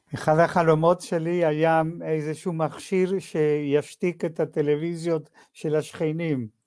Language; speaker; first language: Hebrew; non-native, fluent; Spanish